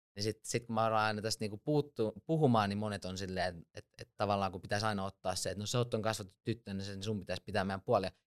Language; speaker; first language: Finnish; native; Finnish